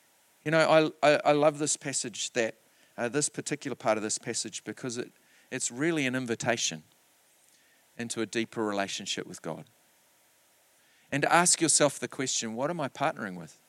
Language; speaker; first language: English; native; English